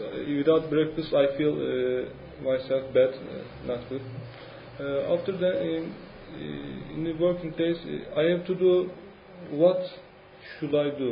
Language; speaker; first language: English; non-native, learner; Turkish